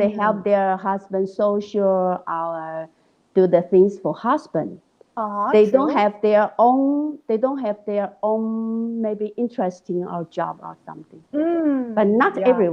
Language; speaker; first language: English; non-native, learner; Chinese